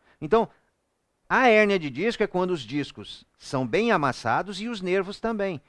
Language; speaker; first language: Portuguese; native; Portuguese